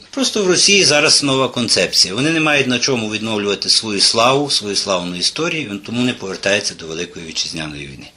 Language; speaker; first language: Ukrainian; native; Ukrainian